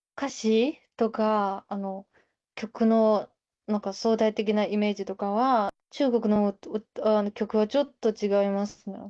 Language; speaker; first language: Japanese; non-native, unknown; Chinese